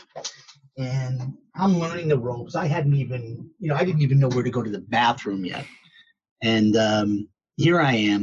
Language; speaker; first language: English; native; English